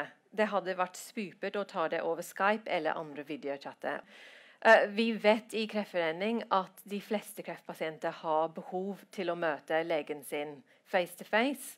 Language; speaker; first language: Norwegian; non-native, fluent; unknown